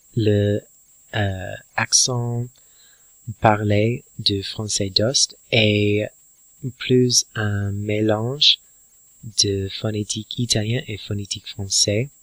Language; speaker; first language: French; non-native, learner; English